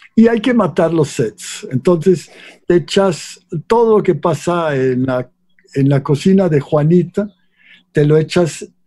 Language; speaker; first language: Spanish; non-native, fluent; Swiss German